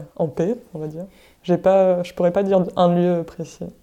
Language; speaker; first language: French; non-native, local second language; English